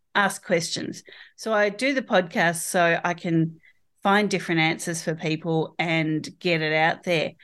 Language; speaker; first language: English; native; English